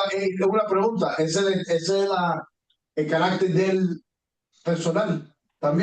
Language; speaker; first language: Spanish; early bilingual, heritage; Spanish